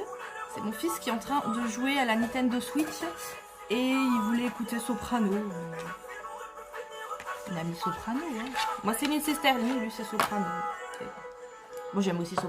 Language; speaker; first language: French; native; French